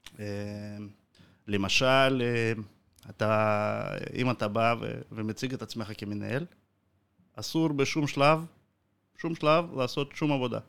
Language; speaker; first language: Hebrew; non-native, fluent; Russian